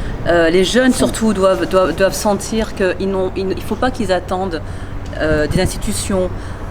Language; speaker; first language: French; native; French